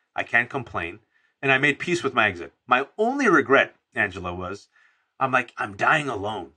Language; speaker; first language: English; native; English